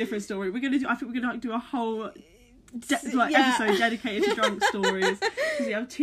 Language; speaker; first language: English; native; English